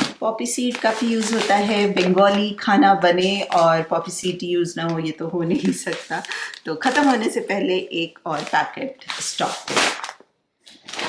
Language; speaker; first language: Hindi; non-native, local second language; Bangla